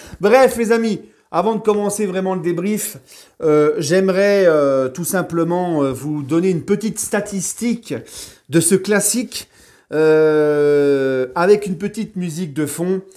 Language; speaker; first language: French; native; French